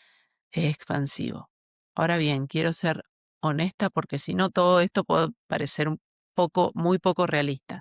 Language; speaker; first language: Spanish; native; Spanish